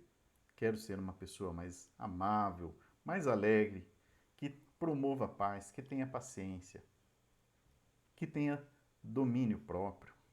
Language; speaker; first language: Portuguese; native; Portuguese